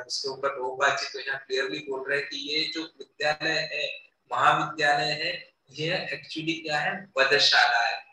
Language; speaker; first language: Hindi; non-native, local second language; Marathi